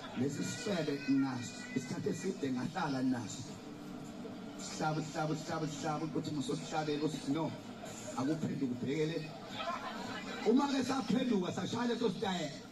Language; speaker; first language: Zulu; native; Zulu